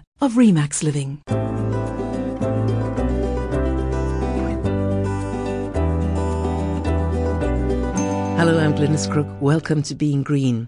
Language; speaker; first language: English; native; English